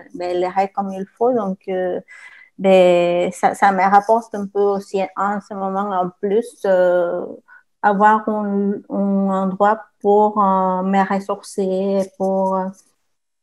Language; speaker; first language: French; non-native, fluent; Spanish